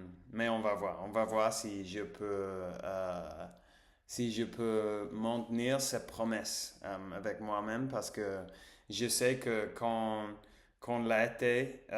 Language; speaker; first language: French; non-native, learner; English